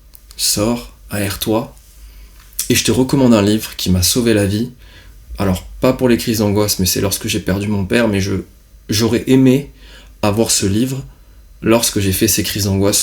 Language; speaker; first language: French; native; French